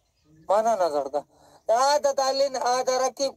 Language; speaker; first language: Arabic; non-native, learner; Pashto